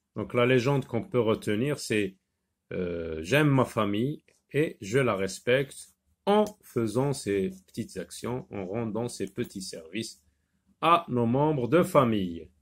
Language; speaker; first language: French; non-native, local second language; Arabic